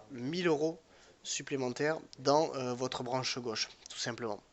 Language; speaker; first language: French; native; French